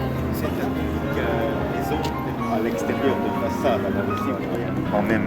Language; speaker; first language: French; non-native, fluent; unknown